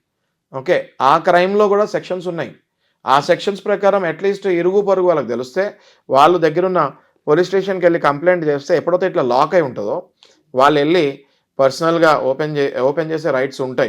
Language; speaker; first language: Telugu; native; Telugu